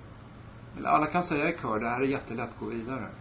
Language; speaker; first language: Swedish; native; Swedish